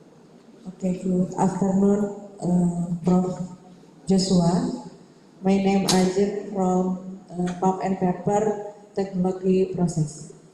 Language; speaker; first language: English; non-native, learner; Indonesian